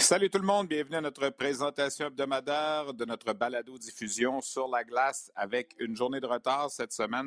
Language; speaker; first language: French; native; French